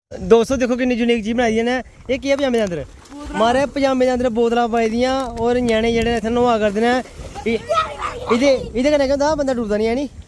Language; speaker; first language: Punjabi; non-native, local second language; Dogri